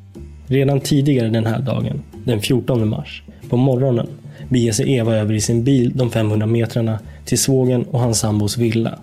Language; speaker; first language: Swedish; native; Swedish